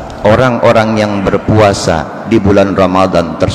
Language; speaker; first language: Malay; non-native, local second language; Banjar